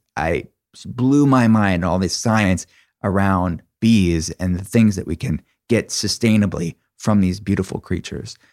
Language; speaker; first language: English; native; English